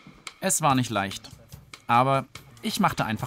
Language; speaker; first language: German; native; German